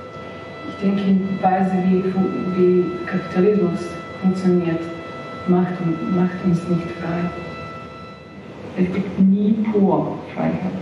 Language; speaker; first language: German; non-native, fluent; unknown